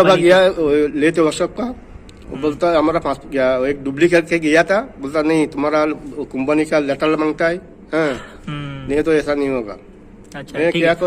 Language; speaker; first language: Hindi; non-native, learner; Bangla